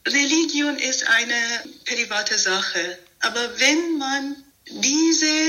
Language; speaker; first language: German; non-native, fluent; Persian